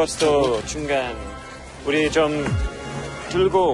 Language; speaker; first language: Korean; non-native, fluent; English